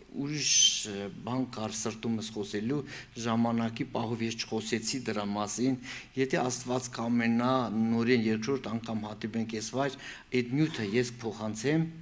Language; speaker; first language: Armenian; native; Armenian